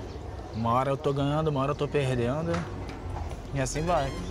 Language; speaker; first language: Portuguese; native; Portuguese